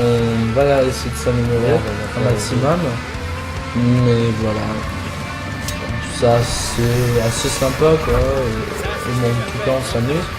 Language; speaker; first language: French; native; French